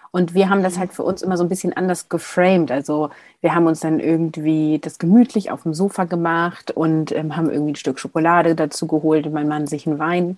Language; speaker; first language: German; native; German